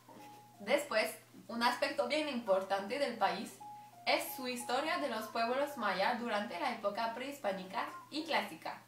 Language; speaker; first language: Spanish; non-native, learner; French